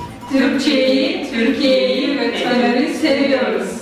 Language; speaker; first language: Turkish; non-native, learner; Kyrgyz